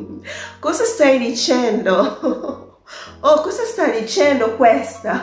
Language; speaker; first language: Italian; non-native, learner; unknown